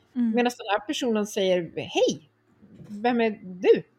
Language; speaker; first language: Swedish; native; Swedish